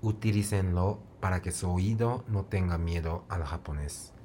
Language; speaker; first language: Spanish; non-native, fluent; Japanese